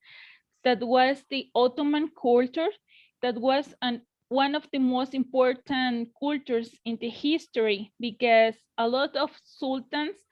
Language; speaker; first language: English; non-native, learner; Spanish